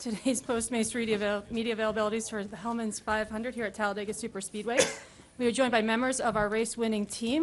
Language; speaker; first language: English; native; English